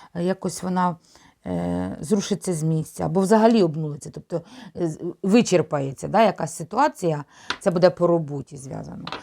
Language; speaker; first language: Ukrainian; non-native, local second language; Russian